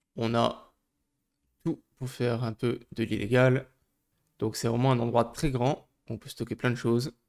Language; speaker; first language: French; native; French